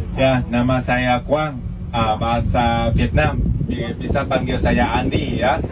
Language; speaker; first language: Indonesian; non-native, learner; Vietnamese